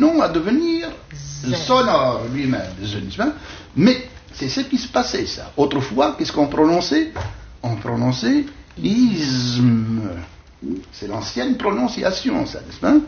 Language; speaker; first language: French; native; French